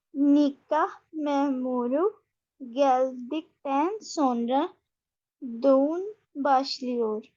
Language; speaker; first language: Turkish; non-native, learner; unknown